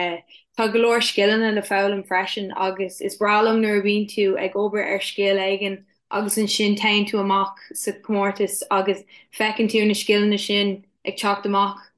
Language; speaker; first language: Irish; non-native, local second language; English